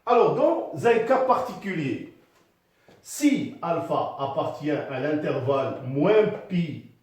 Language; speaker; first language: French; non-native, local second language; Arabic